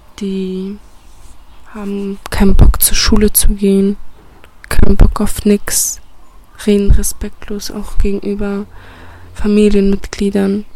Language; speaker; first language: German; early bilingual, other home language; Romany